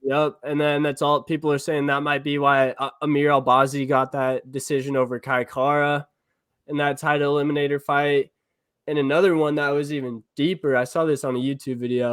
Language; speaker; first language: English; native; English